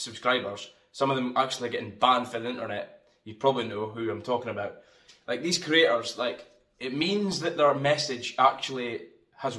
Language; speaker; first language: English; native; English